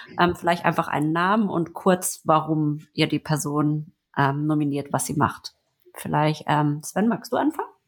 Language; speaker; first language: German; native; German